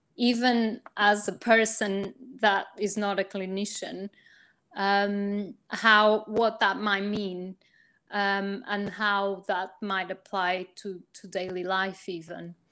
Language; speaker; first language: English; non-native, fluent; Portuguese